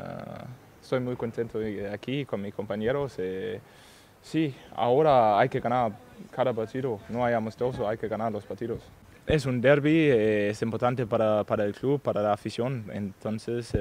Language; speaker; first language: Spanish; non-native, fluent; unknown